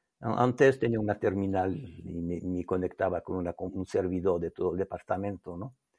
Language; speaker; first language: Spanish; non-native, fluent; French